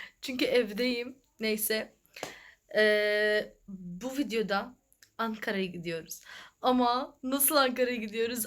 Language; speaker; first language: Turkish; early bilingual, other home language; Arabic